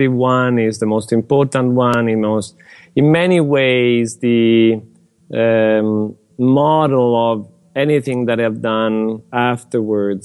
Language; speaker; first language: English; non-native, fluent; Italian